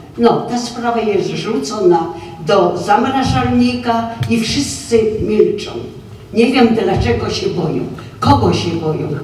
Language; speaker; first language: Polish; native; Polish